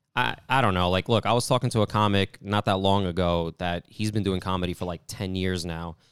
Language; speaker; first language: English; native; English